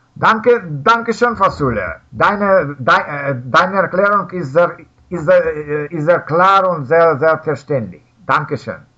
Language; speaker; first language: German; non-native, learner; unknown